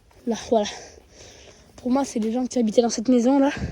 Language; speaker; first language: French; native; French